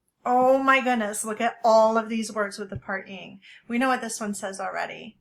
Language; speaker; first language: English; native; English